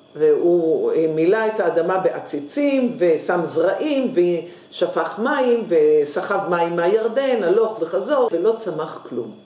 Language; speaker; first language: Hebrew; native; Hebrew